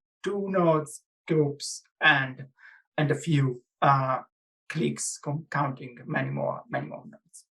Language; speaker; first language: English; non-native, fluent; Italian